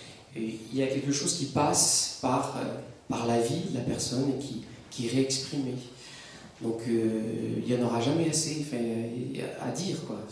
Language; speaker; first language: French; native; French